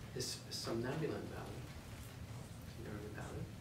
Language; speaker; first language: English; native; English